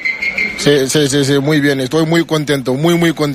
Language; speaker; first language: Spanish; non-native, learner; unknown